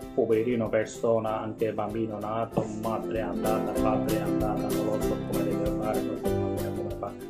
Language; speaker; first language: Italian; non-native, learner; Bangla